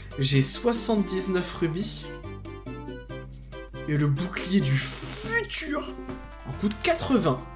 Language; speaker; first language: French; native; French